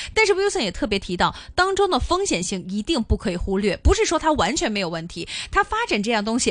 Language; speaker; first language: Chinese; non-native, local second language; Cantonese